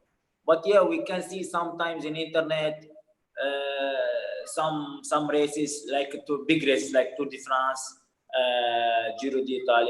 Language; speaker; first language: English; non-native, fluent; Arabic